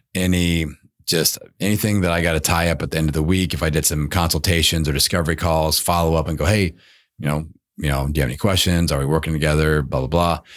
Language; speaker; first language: English; native; English